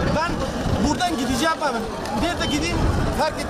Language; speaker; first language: Turkish; non-native, learner; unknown